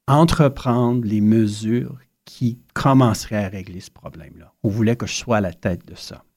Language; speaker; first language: French; native; French